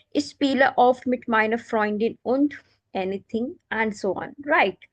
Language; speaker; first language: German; non-native, learner; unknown